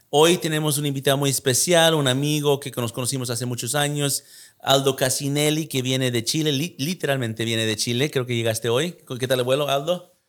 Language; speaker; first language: Spanish; early bilingual, heritage; Spanish